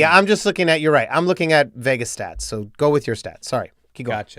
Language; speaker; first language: English; native; English